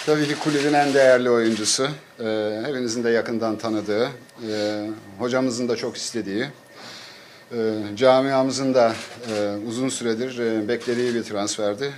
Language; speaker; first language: Turkish; native; Turkish